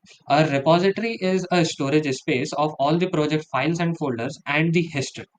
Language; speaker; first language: English; non-native, local second language; Hindi